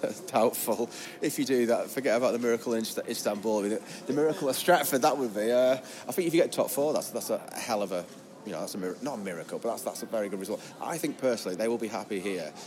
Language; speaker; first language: English; native; English